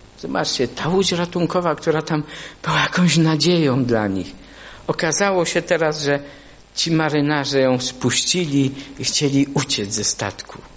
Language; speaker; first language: Polish; non-native, fluent; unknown